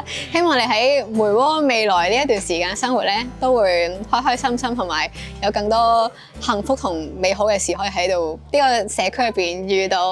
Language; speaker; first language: Cantonese; native; Cantonese